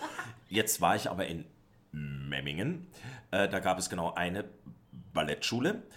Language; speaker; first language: German; native; German